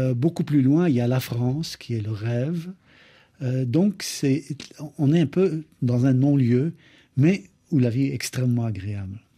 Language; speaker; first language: French; native; French